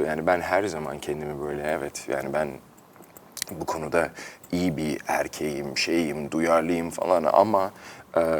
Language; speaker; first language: Turkish; early bilingual, heritage; Turkish